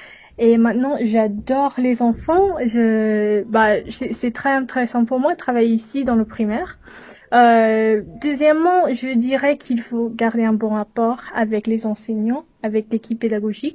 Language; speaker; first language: French; non-native, fluent; English